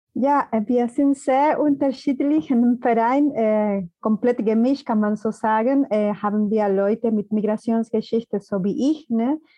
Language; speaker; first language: German; non-native, fluent; Spanish